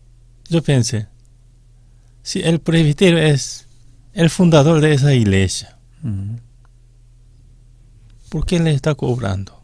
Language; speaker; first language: Spanish; non-native, fluent; Korean